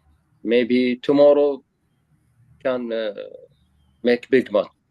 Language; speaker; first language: English; non-native, learner; Arabic